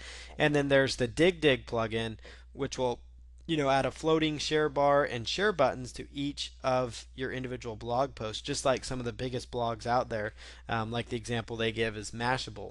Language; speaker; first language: English; native; English